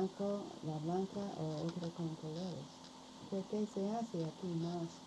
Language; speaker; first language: Spanish; non-native, learner; English